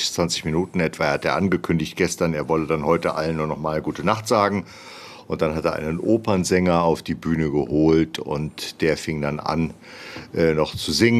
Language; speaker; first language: German; native; German